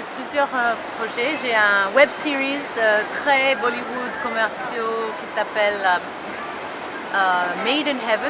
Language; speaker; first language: French; early bilingual, heritage; French